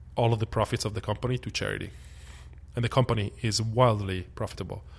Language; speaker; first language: English; early bilingual, other home language; Italian